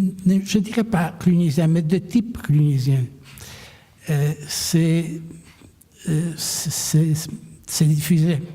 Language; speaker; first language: French; non-native, fluent; Italian